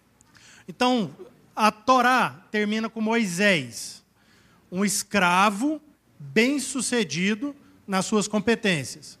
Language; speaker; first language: Portuguese; native; Portuguese